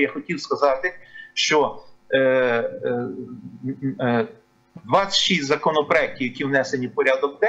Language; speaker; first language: Ukrainian; native; Ukrainian